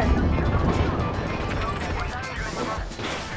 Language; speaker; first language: Japanese; native; Japanese